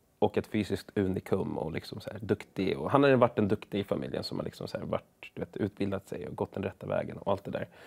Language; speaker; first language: Swedish; early bilingual, other home language; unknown